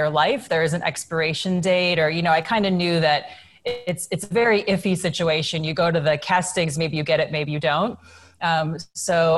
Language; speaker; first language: English; native; English